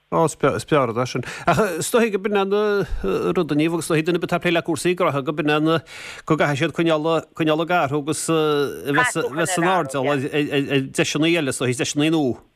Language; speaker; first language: Irish; native; Irish